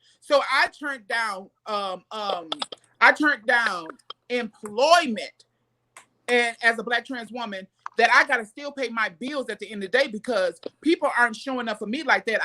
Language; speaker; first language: English; native; English